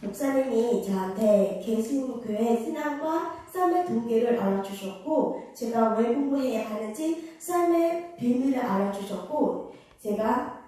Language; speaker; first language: Korean; non-native, fluent; Vietnamese